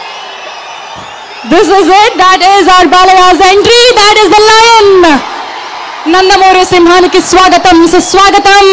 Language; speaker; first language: Telugu; native; Telugu